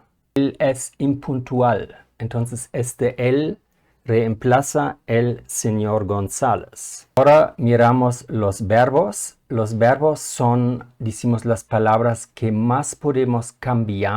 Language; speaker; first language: Spanish; non-native, fluent; German